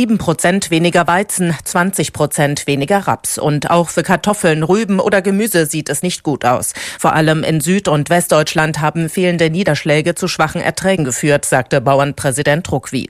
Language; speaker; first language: German; native; German